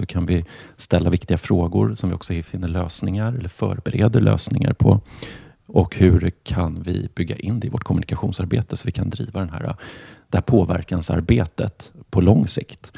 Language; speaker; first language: Swedish; native; Swedish